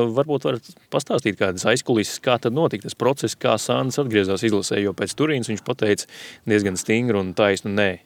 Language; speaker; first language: Latvian; native; Latvian